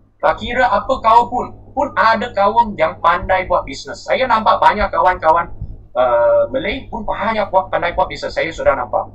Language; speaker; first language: Malay; non-native, local second language; Chinese